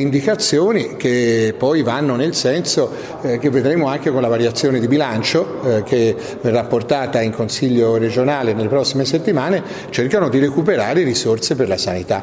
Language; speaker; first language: Italian; native; Italian